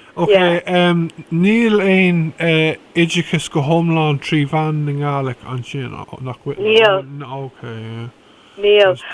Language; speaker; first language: Irish; non-native, local second language; English